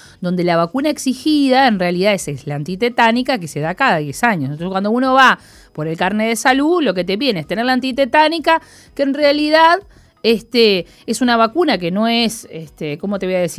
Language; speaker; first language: Spanish; native; Spanish